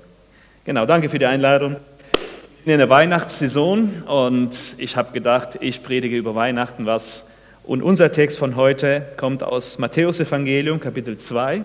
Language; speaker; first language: German; non-native, fluent; Spanish